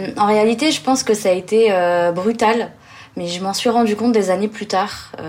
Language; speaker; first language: French; early bilingual, other home language; Arabic